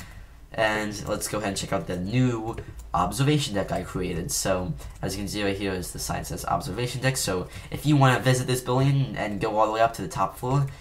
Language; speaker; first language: English; native; English